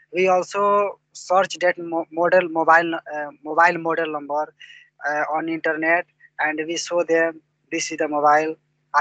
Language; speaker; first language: English; non-native, local second language; Hindi